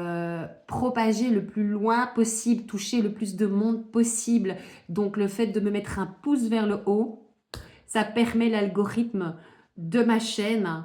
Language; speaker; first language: French; native; French